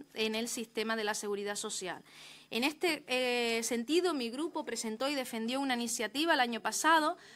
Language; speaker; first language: Spanish; native; Spanish